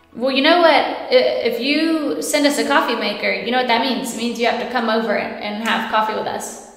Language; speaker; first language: English; native; English